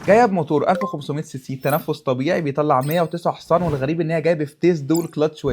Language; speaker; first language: Arabic; native; Arabic